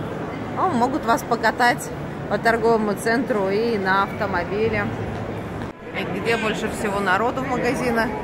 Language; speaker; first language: Russian; native; Russian